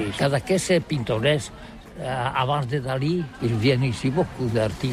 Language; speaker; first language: French; non-native, learner; Catalan